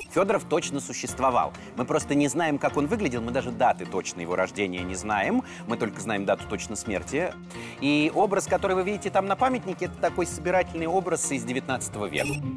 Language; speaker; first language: Russian; native; Russian